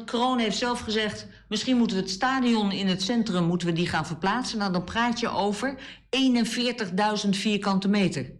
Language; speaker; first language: Dutch; native; Dutch